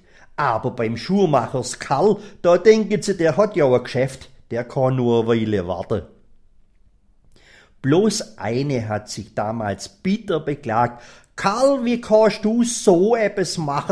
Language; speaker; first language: German; native; German